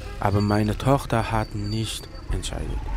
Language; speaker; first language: German; non-native, learner; Persian